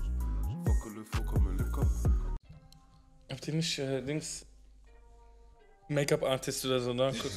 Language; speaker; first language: German; native; German